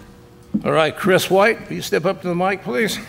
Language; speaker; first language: English; native; English